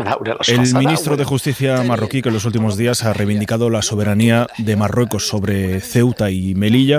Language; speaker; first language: Spanish; native; Spanish